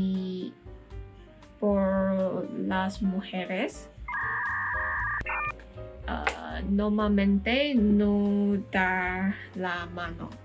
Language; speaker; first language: Spanish; non-native, learner; Malay